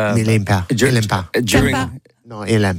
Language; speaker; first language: French; non-native, learner; English